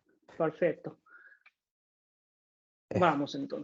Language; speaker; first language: Spanish; non-native, fluent; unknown